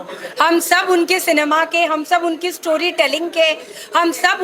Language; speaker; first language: Hindi; native; Hindi